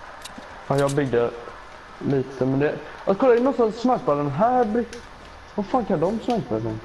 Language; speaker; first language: Swedish; early bilingual, other home language; Turkish